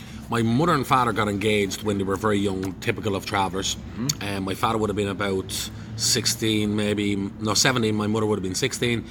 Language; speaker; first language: English; native; English